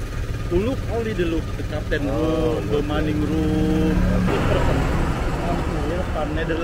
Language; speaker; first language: English; non-native, learner; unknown